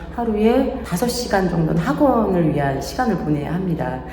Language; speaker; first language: Korean; native; Korean